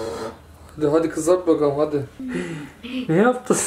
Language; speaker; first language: Turkish; native; Turkish